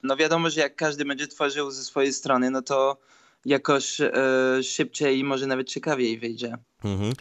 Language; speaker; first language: Polish; early bilingual, heritage; Polish